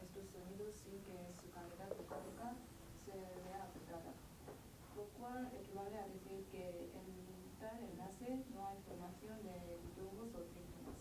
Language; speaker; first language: Spanish; non-native, learner; Korean